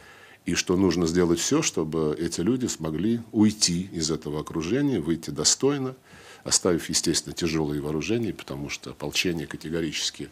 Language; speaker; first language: Russian; native; Russian